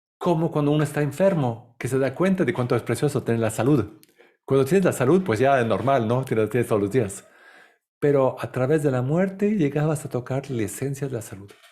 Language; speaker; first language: Spanish; non-native, fluent; Italian